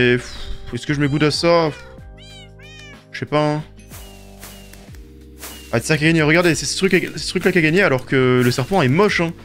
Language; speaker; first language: French; native; French